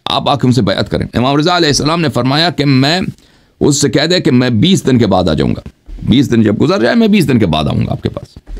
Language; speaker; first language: Urdu; non-native, fluent; Persian